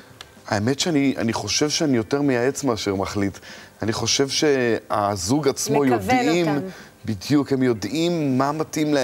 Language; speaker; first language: Hebrew; native; Hebrew